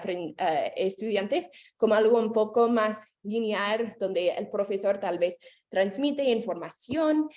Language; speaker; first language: Spanish; non-native, fluent; English